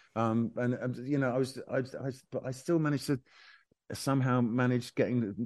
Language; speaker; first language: English; native; English